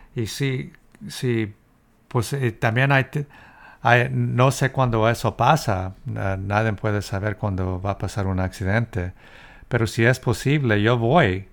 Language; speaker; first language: Spanish; early bilingual, heritage; Spanish